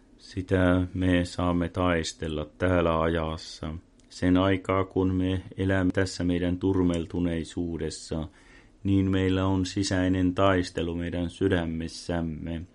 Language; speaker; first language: Finnish; non-native, local second language; Swedish